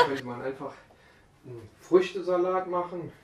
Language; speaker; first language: German; native; German